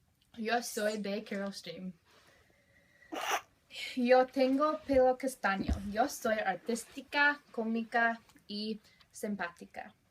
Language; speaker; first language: Spanish; non-native, learner; English